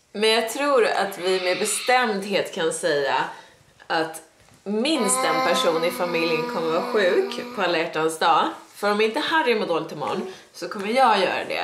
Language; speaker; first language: Swedish; native; Swedish